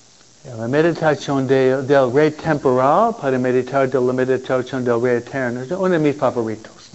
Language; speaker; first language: Spanish; non-native, fluent; English